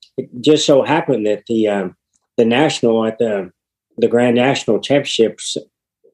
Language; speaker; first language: English; native; English